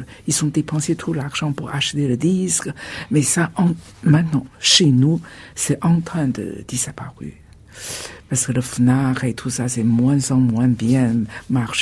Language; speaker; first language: French; non-native, fluent; Chinese